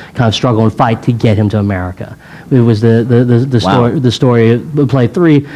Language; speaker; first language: English; native; English